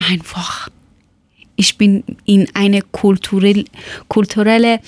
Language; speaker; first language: German; non-native, learner; Persian